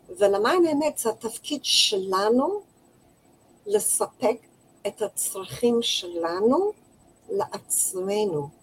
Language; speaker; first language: Hebrew; non-native, fluent; English